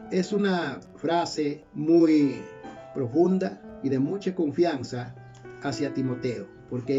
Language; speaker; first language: Spanish; native; Spanish